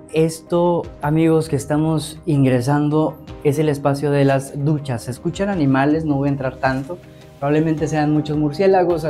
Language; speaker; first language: Spanish; native; Spanish